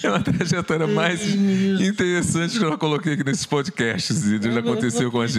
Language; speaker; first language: Portuguese; native; Portuguese